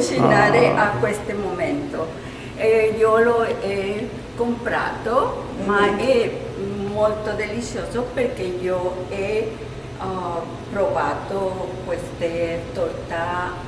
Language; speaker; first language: Italian; early bilingual, heritage; Italian